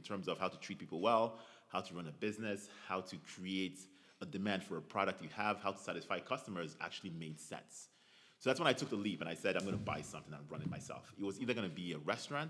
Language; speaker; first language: English; non-native, local second language; Igbo